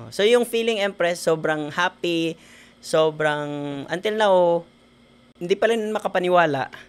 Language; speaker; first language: Filipino; non-native, local second language; Hiligaynon